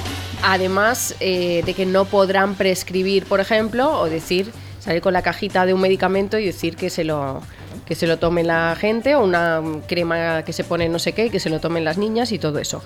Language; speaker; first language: Spanish; native; Spanish